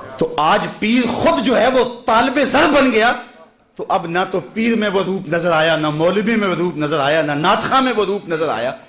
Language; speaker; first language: Urdu; non-native, local second language; Punjabi